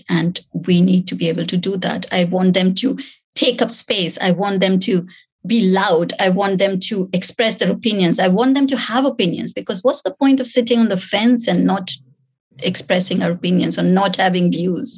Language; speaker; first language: English; non-native, local second language; Hindi